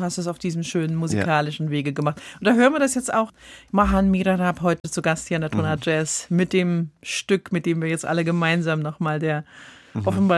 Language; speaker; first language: German; native; German